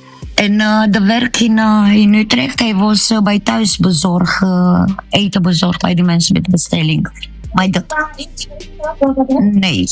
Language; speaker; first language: Dutch; non-native, learner; Romanian